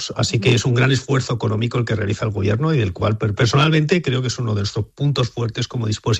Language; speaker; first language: Spanish; native; Spanish